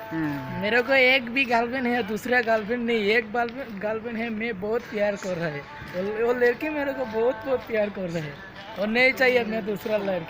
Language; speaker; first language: Hindi; non-native, local second language; Bangla